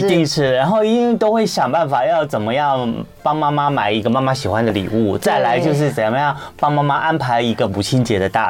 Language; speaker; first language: Chinese; native; Chinese